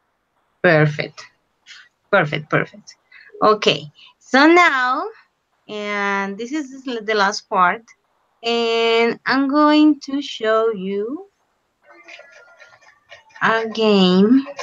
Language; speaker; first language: English; non-native, fluent; Spanish